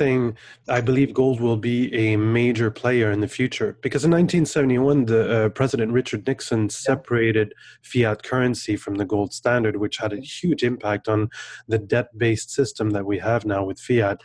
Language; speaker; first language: English; non-native, fluent; French